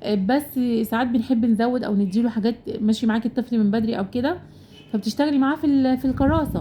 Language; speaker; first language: Arabic; native; Arabic